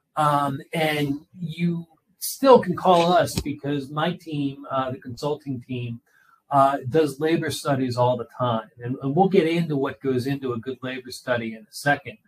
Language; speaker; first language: English; native; English